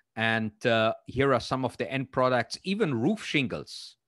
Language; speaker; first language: English; non-native, fluent; German